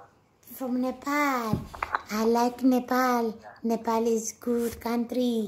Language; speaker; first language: English; non-native, learner; Amharic